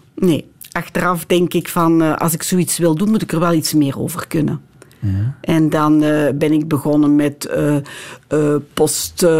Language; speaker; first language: Dutch; native; Dutch